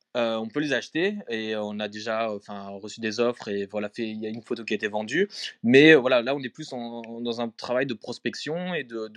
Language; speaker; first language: French; native; French